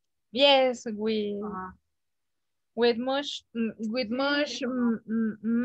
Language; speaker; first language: English; non-native, learner; Spanish